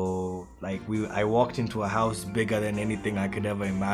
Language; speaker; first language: English; non-native, local second language; Swahili